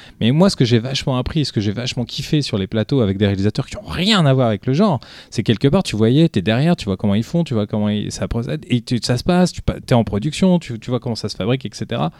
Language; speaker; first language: French; early bilingual, other home language; Portuguese